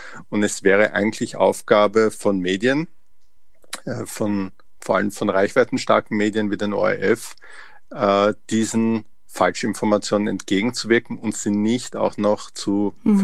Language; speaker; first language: German; native; German